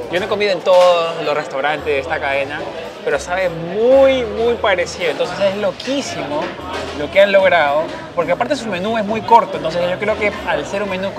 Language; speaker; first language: Spanish; native; Spanish